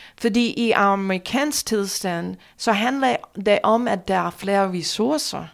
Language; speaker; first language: Danish; non-native, fluent; English